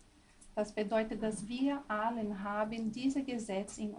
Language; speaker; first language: German; non-native, learner; Portuguese